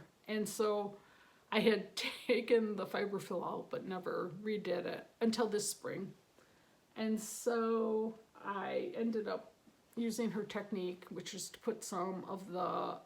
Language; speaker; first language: English; native; English